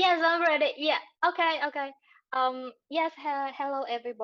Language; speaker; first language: English; non-native, learner; Vietnamese